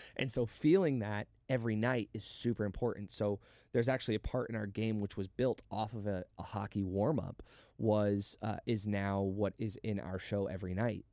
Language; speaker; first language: English; native; English